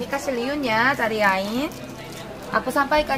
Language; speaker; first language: Indonesian; non-native, fluent; Korean